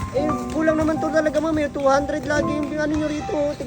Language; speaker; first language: Filipino; native; Filipino